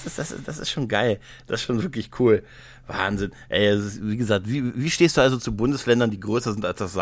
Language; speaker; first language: German; native; German